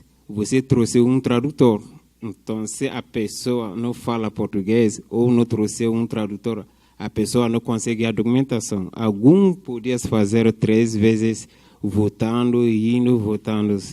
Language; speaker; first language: Portuguese; non-native, fluent; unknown